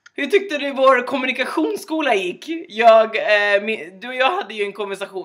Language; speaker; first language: Swedish; native; Swedish